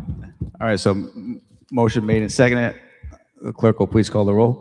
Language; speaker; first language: English; native; English